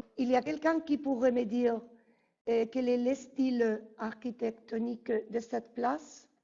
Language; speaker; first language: French; non-native, fluent; Spanish